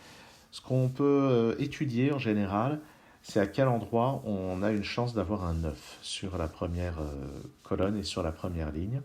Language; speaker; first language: French; native; French